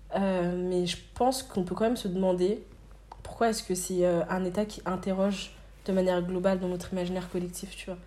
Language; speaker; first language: French; native; French